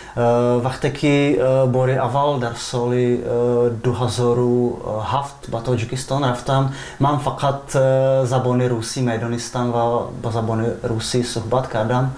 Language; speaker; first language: Persian; non-native, fluent; Czech